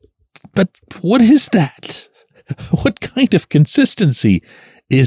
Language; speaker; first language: English; native; English